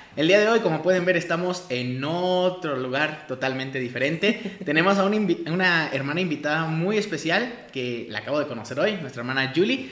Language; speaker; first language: Spanish; native; Spanish